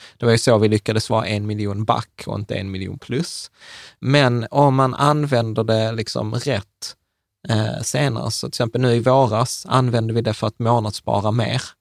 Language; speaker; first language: Swedish; early bilingual, other home language; Czech